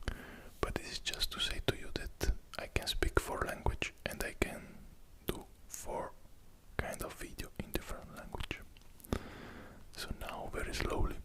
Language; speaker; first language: English; non-native, fluent; Italian